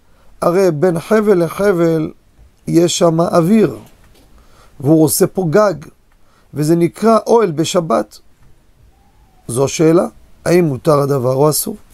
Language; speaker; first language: Hebrew; native; Hebrew